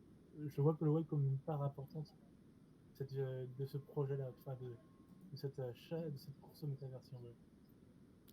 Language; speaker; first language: French; native; French